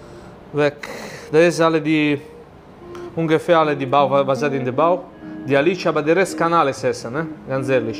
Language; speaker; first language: German; non-native, learner; Italian